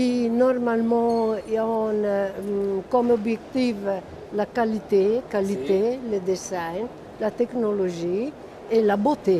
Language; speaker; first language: French; non-native, fluent; Italian